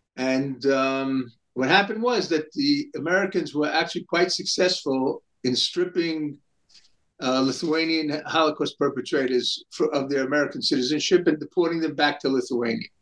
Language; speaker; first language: English; native; English